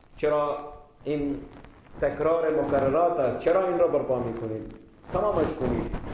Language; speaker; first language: Persian; non-native, fluent; Arabic